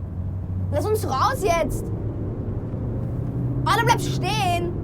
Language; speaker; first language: German; native; German